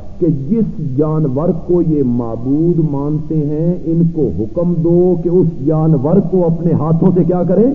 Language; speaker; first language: Urdu; native; Urdu